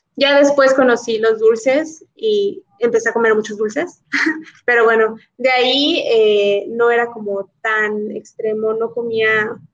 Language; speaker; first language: Spanish; native; Spanish